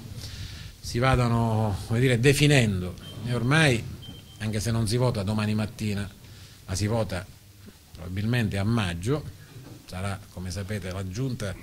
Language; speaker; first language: Italian; native; Italian